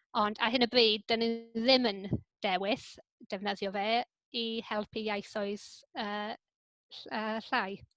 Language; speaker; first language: Welsh; non-native, local second language; English